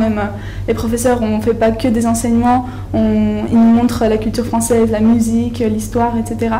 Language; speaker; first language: French; non-native, fluent; Spanish